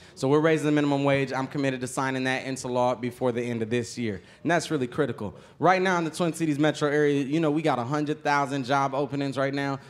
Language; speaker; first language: English; native; English